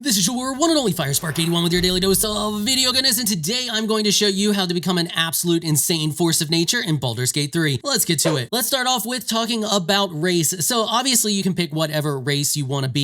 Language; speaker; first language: English; native; English